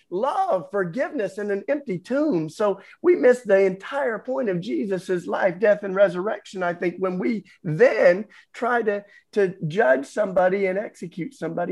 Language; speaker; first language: English; native; English